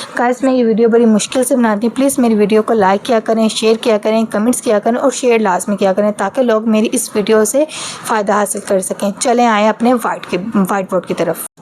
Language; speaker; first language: Urdu; native; Urdu